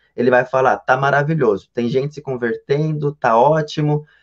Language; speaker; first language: Portuguese; native; Portuguese